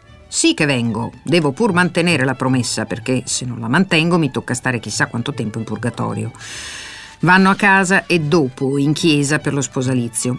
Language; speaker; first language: Italian; native; Italian